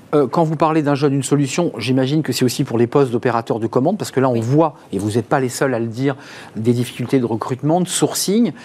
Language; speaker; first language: French; native; French